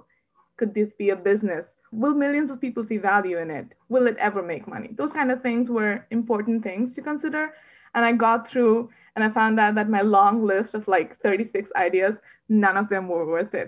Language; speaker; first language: English; non-native, local second language; Hindi